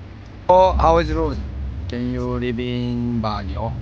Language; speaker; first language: English; non-native, learner; Japanese